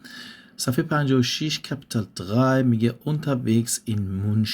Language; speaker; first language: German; non-native, fluent; Persian